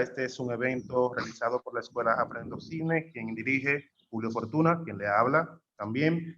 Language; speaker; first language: Spanish; native; Spanish